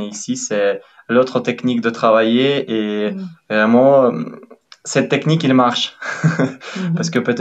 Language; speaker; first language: French; non-native, fluent; Ukrainian